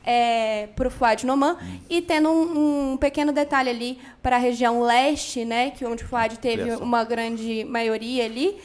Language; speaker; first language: Portuguese; native; Portuguese